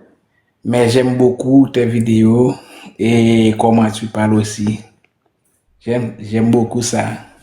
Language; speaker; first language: French; non-native, learner; Haitian Creole